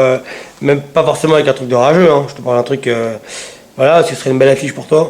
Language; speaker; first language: French; native; French